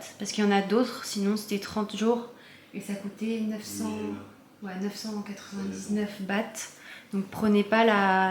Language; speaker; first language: French; native; French